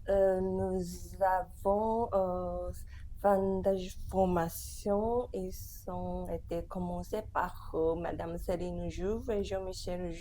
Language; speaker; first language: French; non-native, fluent; Japanese